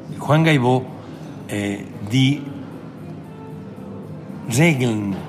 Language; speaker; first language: German; non-native, fluent; Spanish